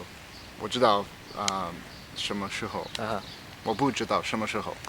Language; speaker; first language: Chinese; non-native, learner; English